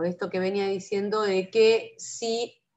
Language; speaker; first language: Spanish; native; Spanish